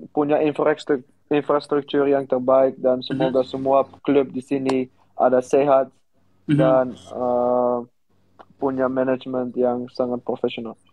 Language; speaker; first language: Indonesian; non-native, learner; Dutch